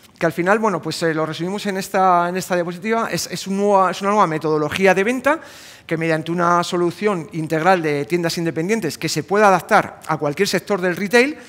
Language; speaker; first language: Spanish; native; Spanish